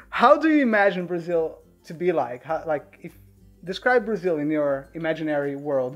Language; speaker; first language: English; non-native, fluent; Portuguese